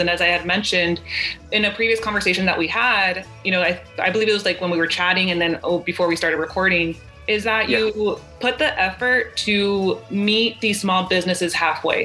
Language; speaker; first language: English; early bilingual, other home language; Spanish